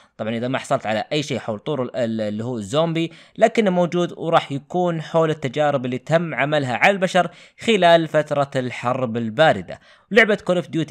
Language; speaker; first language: Arabic; native; Arabic